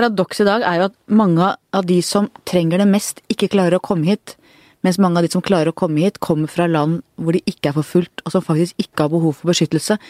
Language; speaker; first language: Norwegian; native; Norwegian